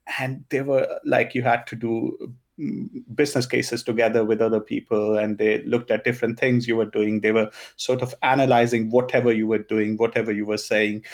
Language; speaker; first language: English; non-native, local second language; Punjabi